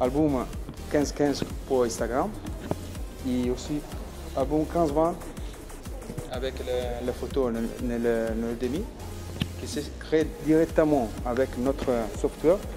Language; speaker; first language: French; non-native, learner; Spanish